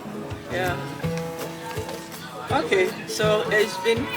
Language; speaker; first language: German; non-native, learner; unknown